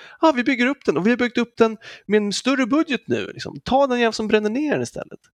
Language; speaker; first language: Swedish; native; Swedish